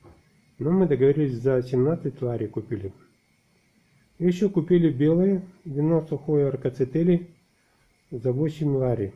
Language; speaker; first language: Russian; native; Russian